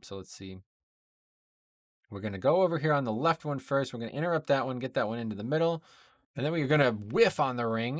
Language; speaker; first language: English; native; English